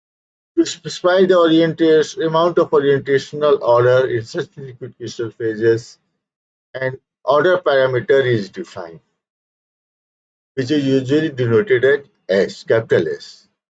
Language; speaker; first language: English; non-native, local second language; Hindi